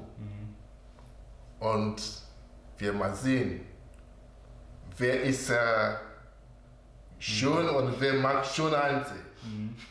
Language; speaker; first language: German; non-native, learner; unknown